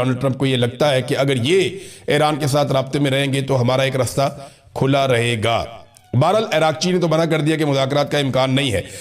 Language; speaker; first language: Urdu; non-native, local second language; Punjabi